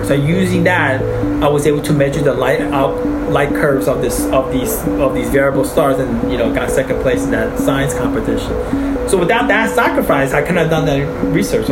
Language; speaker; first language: English; early bilingual, other home language; Chinese